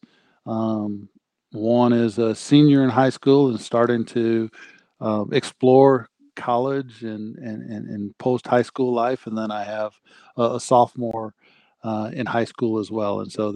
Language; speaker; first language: English; native; English